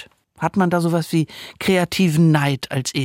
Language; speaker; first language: German; native; German